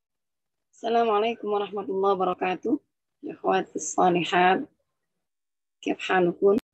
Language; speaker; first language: Arabic; non-native, fluent; Indonesian